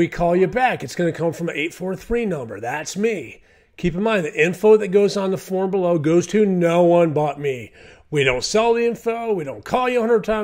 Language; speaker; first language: English; native; English